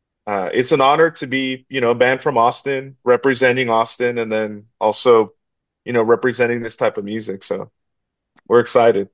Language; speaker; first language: English; early bilingual, other home language; Spanish